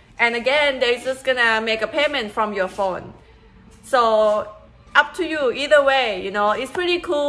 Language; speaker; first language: English; non-native, fluent; Thai